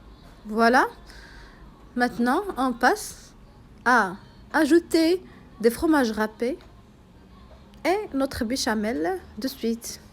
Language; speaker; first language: French; non-native, local second language; Arabic